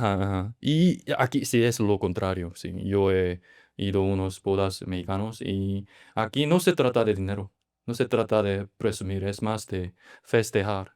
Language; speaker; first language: Spanish; non-native, learner; Korean